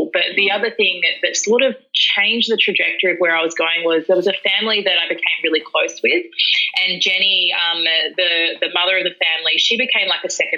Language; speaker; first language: English; native; English